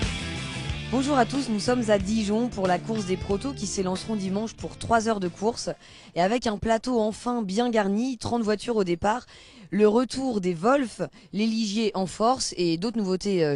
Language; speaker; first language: French; native; French